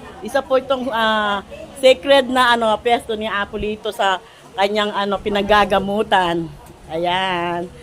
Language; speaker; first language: Filipino; non-native, local second language; Pampanga